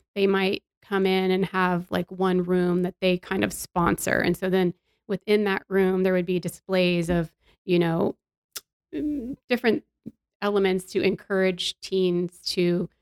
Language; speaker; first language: English; native; English